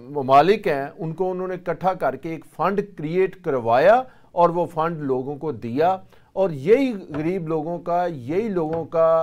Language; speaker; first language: Urdu; native; Urdu